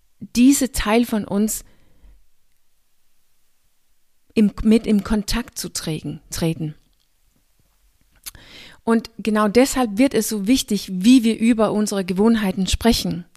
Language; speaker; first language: German; non-native, fluent; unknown